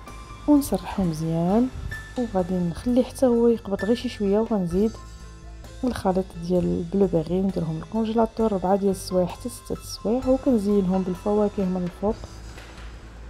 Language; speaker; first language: Arabic; native; Arabic